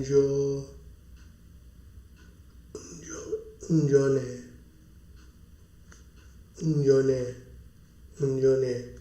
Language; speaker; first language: Korean; non-native, learner; Hindi